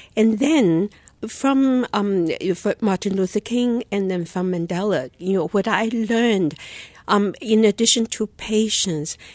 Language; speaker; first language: English; non-native, fluent; Chinese